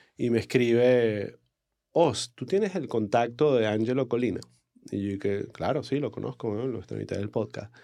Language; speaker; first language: Spanish; native; Spanish